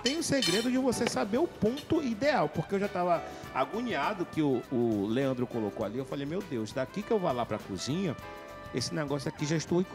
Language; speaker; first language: Portuguese; native; Portuguese